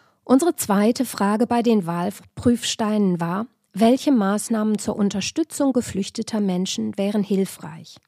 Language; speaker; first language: German; native; German